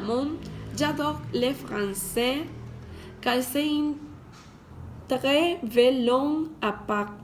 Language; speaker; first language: French; non-native, learner; Spanish